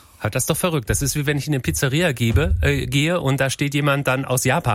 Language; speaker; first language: German; native; German